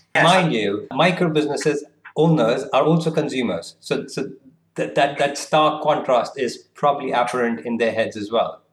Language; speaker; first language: English; non-native, local second language; Hindi